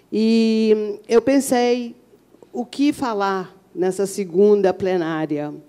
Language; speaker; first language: Portuguese; early bilingual, other home language; Arabic